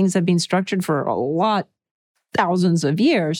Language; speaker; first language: English; early bilingual, other home language; Czech